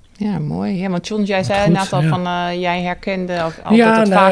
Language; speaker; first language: Dutch; native; Dutch